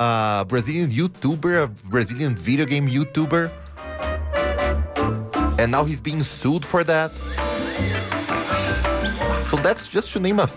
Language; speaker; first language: English; non-native, fluent; Portuguese